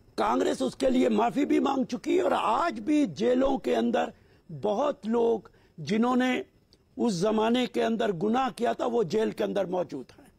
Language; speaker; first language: Hindi; native; Hindi